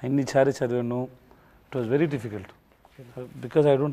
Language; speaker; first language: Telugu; non-native, learner; Tamil